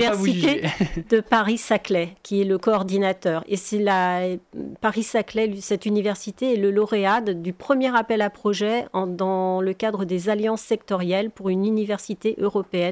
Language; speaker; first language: French; native; French